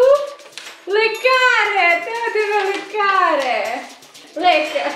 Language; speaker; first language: Italian; non-native, fluent; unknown